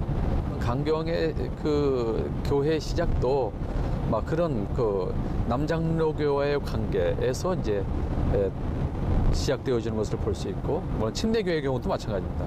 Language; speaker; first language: Korean; native; Korean